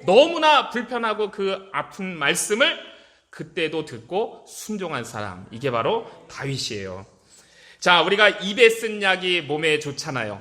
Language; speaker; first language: Korean; native; Korean